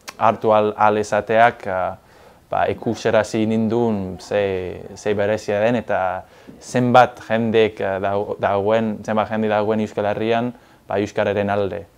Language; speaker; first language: Basque; non-native, fluent; English